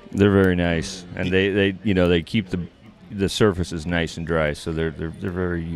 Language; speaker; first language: English; native; English